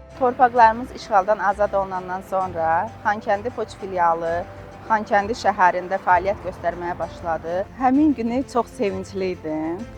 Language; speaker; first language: Azerbaijani; native; Azerbaijani